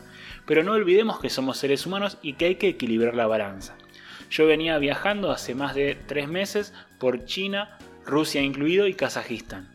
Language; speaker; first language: Spanish; native; Spanish